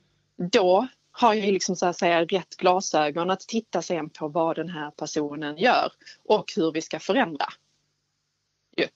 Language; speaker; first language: Swedish; native; Swedish